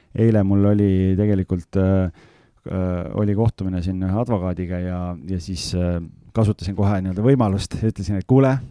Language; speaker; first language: Estonian; native; Estonian